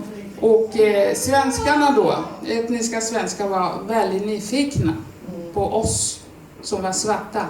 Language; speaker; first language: Swedish; non-native, fluent; Swahili